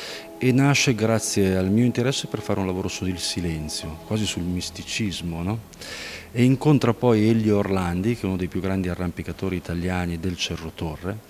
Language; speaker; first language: Italian; native; Italian